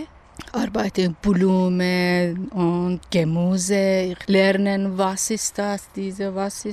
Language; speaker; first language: German; non-native, learner; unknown